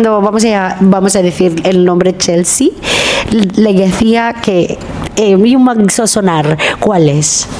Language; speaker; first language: Spanish; non-native, fluent; Filipino